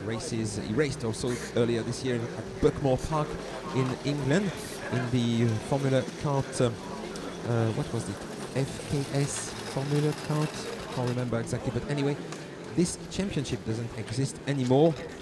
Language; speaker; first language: English; non-native, fluent; French